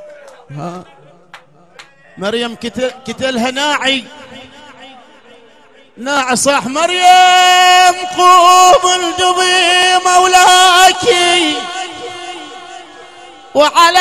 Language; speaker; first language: Arabic; native; Arabic